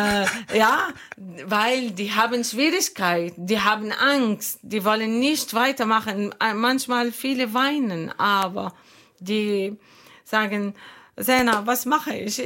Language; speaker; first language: German; non-native, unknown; Arabic